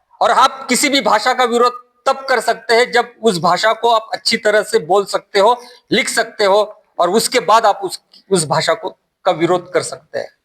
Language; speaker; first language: Hindi; non-native, local second language; Marathi